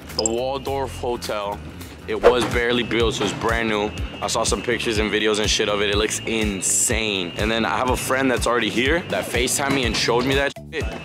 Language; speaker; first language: English; early bilingual, other home language; Spanish